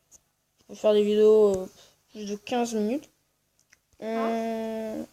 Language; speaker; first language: French; native; French